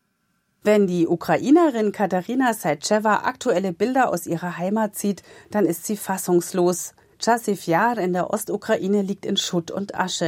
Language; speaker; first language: German; native; German